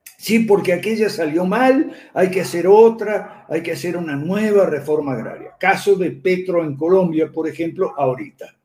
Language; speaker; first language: Spanish; native; Spanish